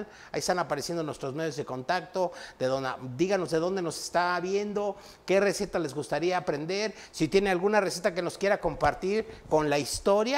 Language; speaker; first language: Spanish; native; Spanish